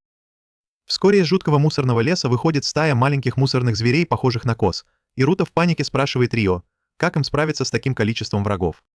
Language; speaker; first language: Russian; native; Russian